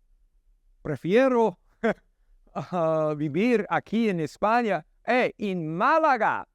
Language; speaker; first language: Spanish; non-native, learner; English